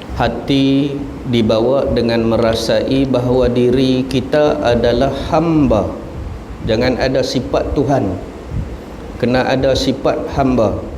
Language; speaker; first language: Malay; native; Malay